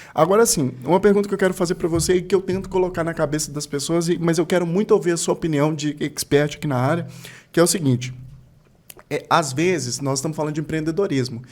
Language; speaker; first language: Portuguese; native; Portuguese